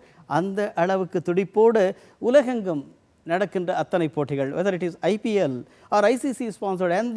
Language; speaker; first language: Tamil; native; Tamil